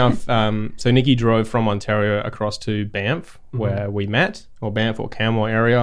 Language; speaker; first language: English; native; English